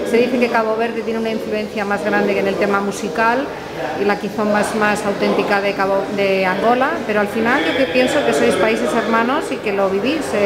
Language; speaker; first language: Spanish; native; Spanish